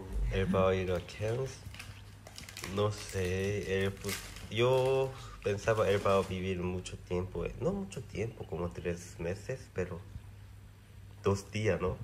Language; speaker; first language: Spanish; non-native, learner; Korean